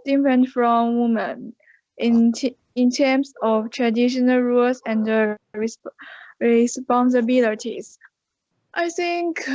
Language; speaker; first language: English; non-native, learner; Chinese